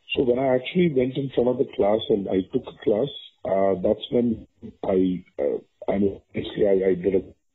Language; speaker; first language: English; non-native, local second language; Tamil